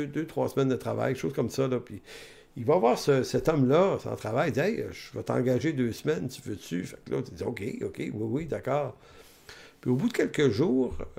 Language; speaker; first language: French; native; French